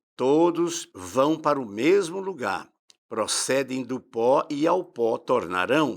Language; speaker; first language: Portuguese; native; Portuguese